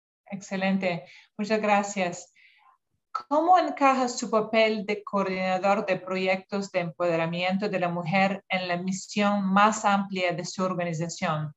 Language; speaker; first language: Spanish; non-native, fluent; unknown